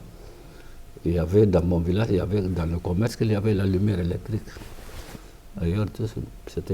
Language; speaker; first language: French; non-native, fluent; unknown